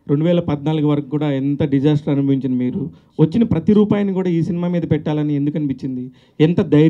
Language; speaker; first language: Telugu; native; Telugu